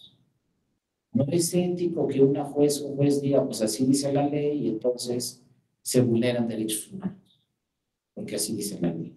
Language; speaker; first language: Spanish; native; Spanish